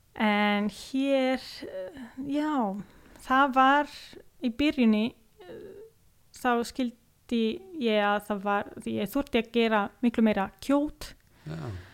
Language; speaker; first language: Icelandic; non-native, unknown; Italian